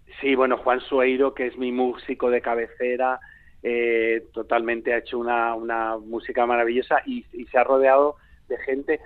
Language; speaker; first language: Spanish; native; Spanish